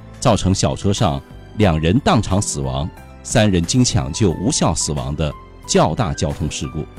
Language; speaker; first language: Chinese; native; Chinese